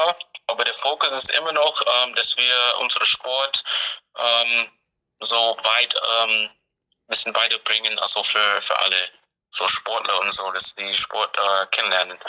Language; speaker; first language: German; non-native, fluent; English